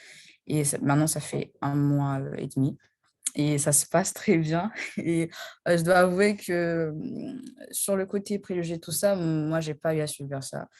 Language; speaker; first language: French; non-native, local second language; Rundi